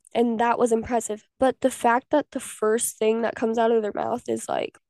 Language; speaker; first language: English; native; English